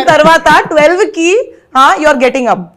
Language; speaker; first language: Telugu; non-native, learner; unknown